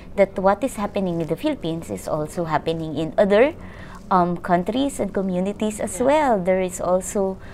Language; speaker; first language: English; non-native, local second language; Filipino